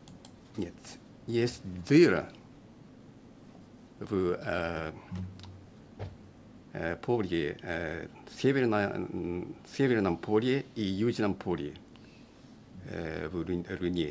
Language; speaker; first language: Russian; non-native, learner; Japanese